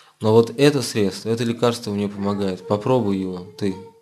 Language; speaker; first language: Russian; native; Russian